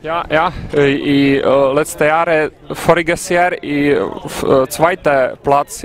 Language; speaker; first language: German; non-native, learner; Czech